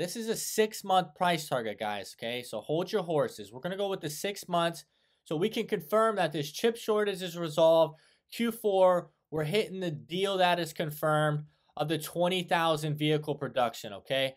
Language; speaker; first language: English; native; English